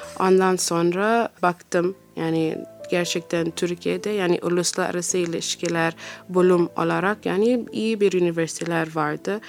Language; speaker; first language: Turkish; non-native, learner; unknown